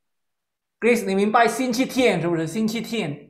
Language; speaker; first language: Chinese; non-native, fluent; Spanish